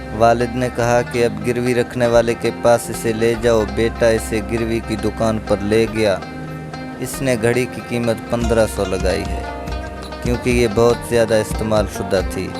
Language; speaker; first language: Urdu; non-native, local second language; Baluchi